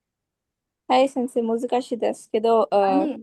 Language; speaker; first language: Japanese; non-native, learner; Tamil